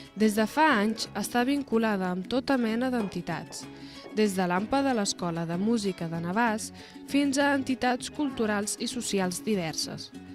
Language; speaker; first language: Catalan; native; Catalan